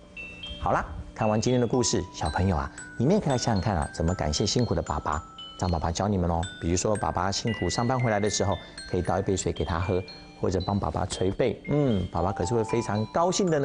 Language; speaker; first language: Chinese; native; Chinese